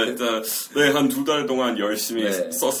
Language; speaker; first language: Korean; non-native, fluent; English